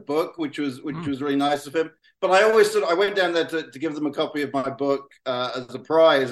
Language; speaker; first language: English; native; English